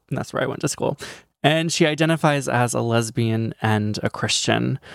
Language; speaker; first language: English; native; English